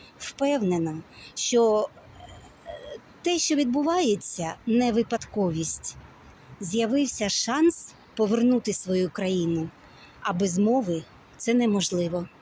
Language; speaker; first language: Ukrainian; non-native, local second language; Russian